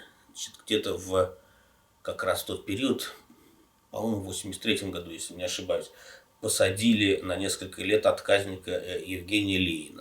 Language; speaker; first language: Russian; native; Russian